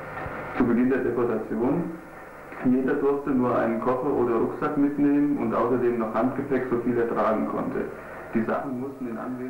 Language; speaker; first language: German; native; German